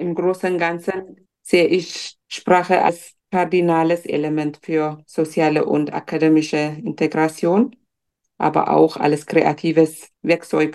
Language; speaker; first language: German; non-native, fluent; Tigrinya